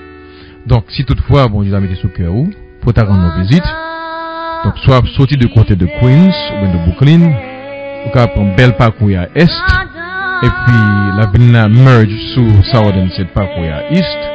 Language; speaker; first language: French; non-native, local second language; Haitian Creole